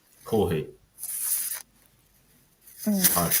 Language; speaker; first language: Japanese; non-native, learner; Swedish